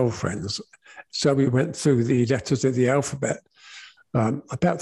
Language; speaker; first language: English; native; English